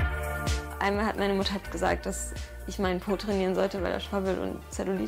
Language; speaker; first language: German; early bilingual, other home language; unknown